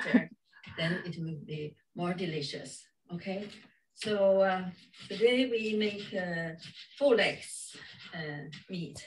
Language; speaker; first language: English; non-native, fluent; Chinese